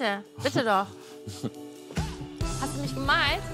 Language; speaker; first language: German; native; German